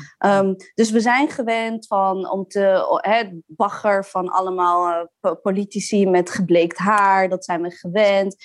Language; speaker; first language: Dutch; early bilingual, other home language; Arabic